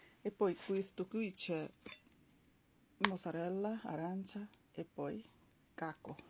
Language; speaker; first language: Italian; non-native, learner; Bangla